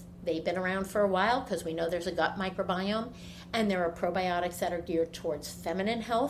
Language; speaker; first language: English; native; English